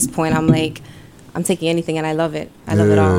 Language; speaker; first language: English; early bilingual, other home language; Spanish